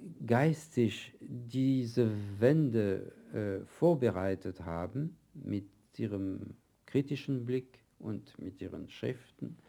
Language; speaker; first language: German; non-native, fluent; French